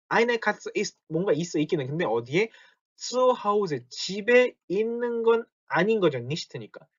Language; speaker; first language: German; non-native, fluent; Korean